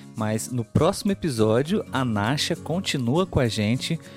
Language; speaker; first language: Portuguese; native; Portuguese